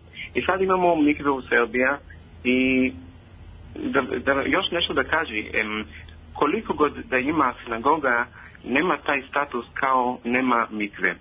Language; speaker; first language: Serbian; non-native, learner; Hebrew